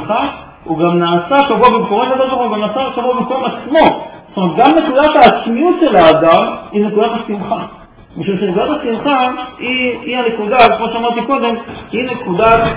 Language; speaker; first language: Hebrew; native; Hebrew